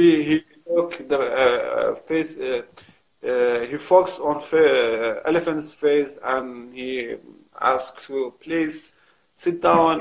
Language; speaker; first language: English; non-native, learner; Kurdish